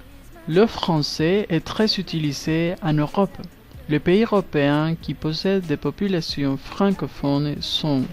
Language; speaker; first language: French; non-native, learner; Spanish